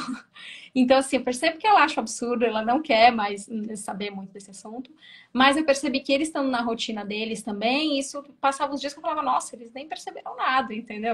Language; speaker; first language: Portuguese; native; Portuguese